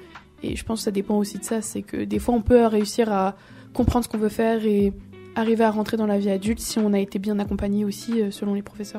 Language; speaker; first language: French; native; French